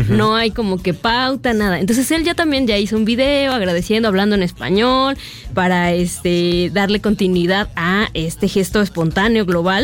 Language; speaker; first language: Spanish; native; Spanish